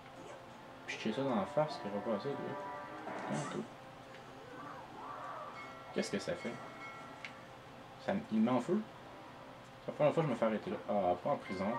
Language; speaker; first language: French; native; French